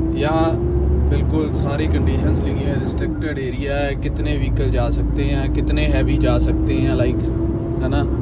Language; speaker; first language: Hindi; non-native, local second language; Punjabi